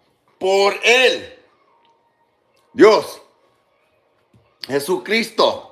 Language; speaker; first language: Spanish; non-native, learner; English